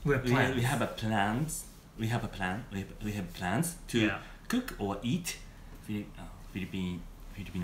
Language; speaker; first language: English; non-native, learner; Japanese